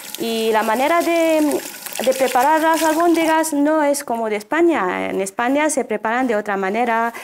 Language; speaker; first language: Spanish; non-native, fluent; Arabic